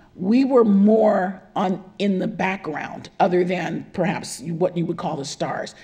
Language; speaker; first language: English; native; English